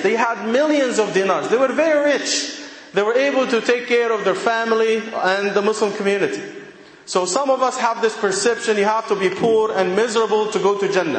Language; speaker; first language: English; non-native, fluent; Arabic